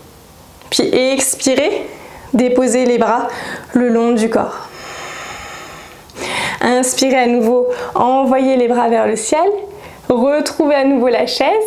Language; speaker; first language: French; native; French